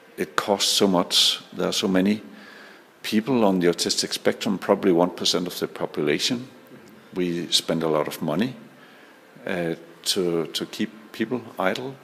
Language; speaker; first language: English; non-native, fluent; Danish